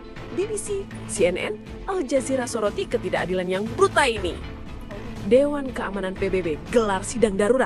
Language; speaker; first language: Indonesian; native; Indonesian